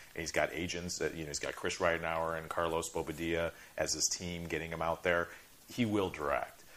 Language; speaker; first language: English; native; English